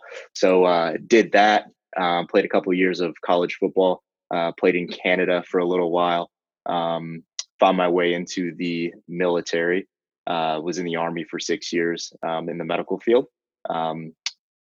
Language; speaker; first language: English; native; English